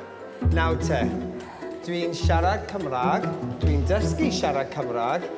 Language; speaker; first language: Welsh; non-native, learner; English